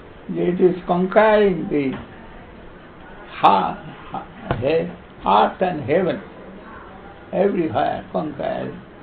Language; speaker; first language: English; non-native, local second language; Bangla